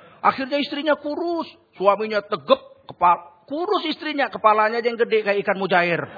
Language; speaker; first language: Indonesian; native; Indonesian